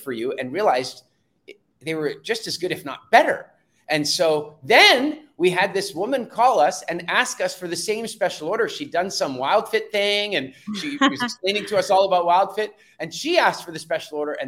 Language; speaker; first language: English; native; English